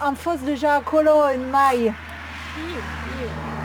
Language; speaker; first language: Romanian; non-native, learner; French